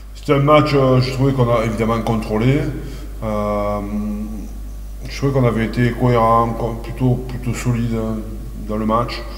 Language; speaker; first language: French; native; French